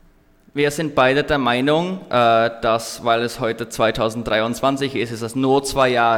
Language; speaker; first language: German; non-native, learner; Czech